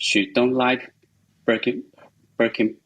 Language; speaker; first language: English; non-native, learner; Chinese